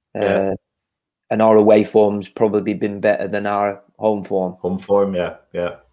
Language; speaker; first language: English; native; English